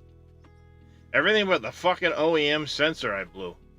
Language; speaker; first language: English; native; English